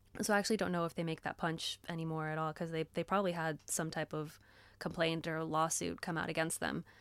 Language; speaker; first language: English; native; English